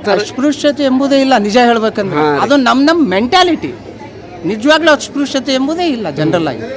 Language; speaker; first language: Kannada; native; Kannada